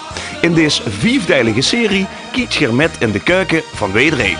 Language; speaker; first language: Dutch; native; Dutch